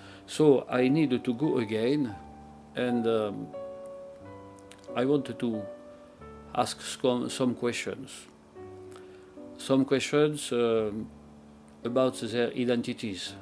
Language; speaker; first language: English; non-native, learner; French